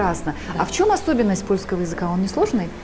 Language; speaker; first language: Russian; native; Russian